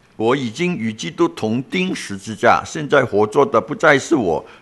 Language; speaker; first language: Chinese; non-native, local second language; Cantonese